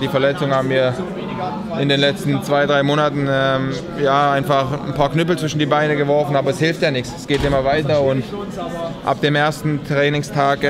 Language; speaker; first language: German; native; German